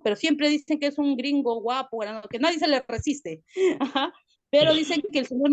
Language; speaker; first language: Spanish; native; Spanish